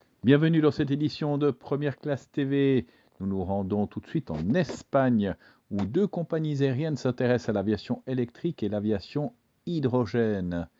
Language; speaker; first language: French; native; French